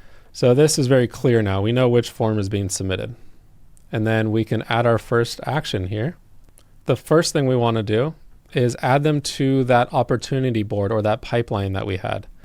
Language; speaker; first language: English; native; English